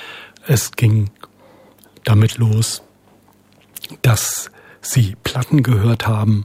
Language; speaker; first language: German; native; German